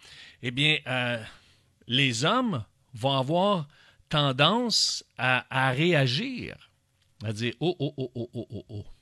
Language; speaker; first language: French; native; French